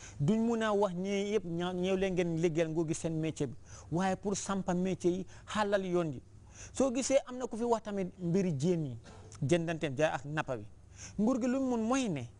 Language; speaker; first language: Wolof; non-native, local second language; Fula